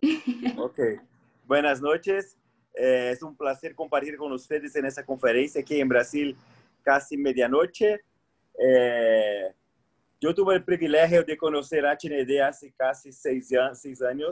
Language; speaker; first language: Spanish; non-native, fluent; Portuguese